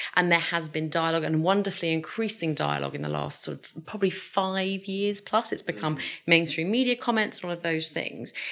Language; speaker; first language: English; native; English